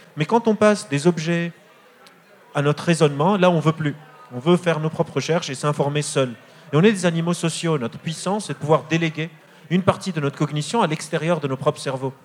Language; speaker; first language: French; non-native, local second language; Arabic